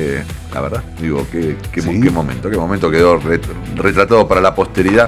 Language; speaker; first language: Spanish; native; Spanish